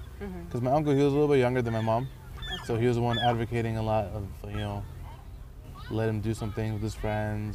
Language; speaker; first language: English; early bilingual, other home language; Persian